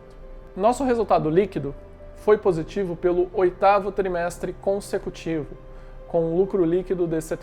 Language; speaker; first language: Portuguese; native; Portuguese